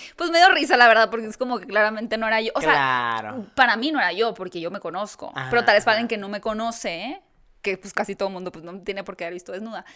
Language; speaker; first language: Spanish; native; Spanish